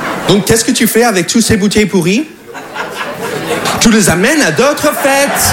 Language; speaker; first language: French; non-native, fluent; English